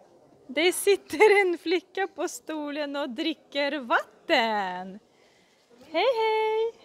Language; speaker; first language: Swedish; non-native, fluent; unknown